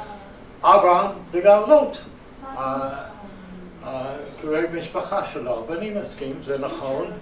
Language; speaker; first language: Hebrew; non-native, fluent; English